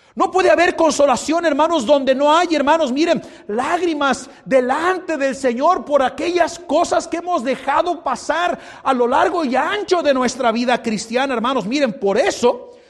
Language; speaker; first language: Spanish; native; Spanish